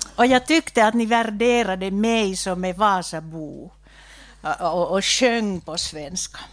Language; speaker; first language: Swedish; non-native, local second language; Finnish